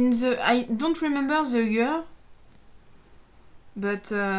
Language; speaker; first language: English; non-native, learner; French